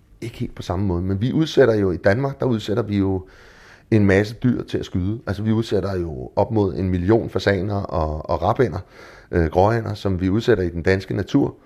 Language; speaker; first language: Danish; native; Danish